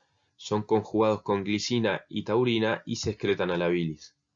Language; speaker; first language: Spanish; native; Spanish